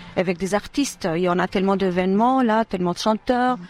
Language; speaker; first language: French; non-native, fluent; Albanian